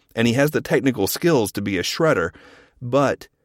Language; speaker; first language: English; native; English